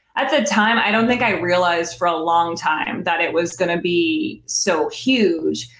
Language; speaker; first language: English; native; English